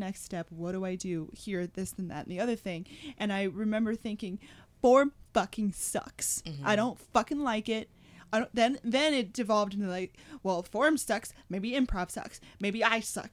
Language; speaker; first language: English; native; English